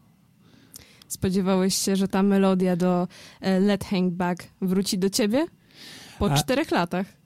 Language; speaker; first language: Polish; native; Polish